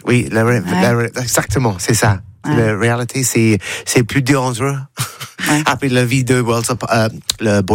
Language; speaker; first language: French; non-native, learner; English